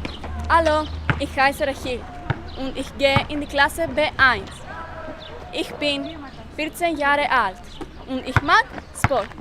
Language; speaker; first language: German; non-native, learner; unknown